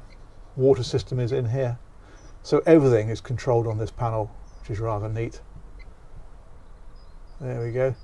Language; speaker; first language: English; native; English